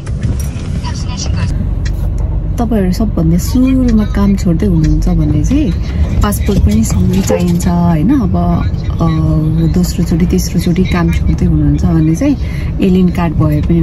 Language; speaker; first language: Korean; non-native, learner; Nepali